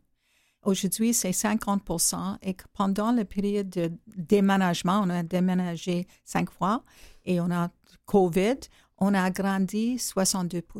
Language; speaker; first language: French; non-native, learner; English